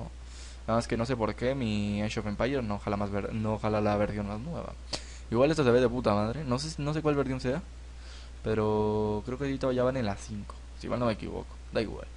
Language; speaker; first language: Spanish; native; Spanish